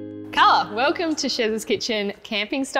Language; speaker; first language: English; native; English